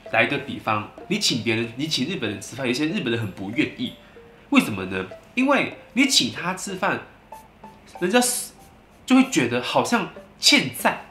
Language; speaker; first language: Chinese; native; Chinese